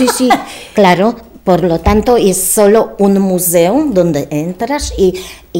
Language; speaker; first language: Spanish; non-native, learner; Polish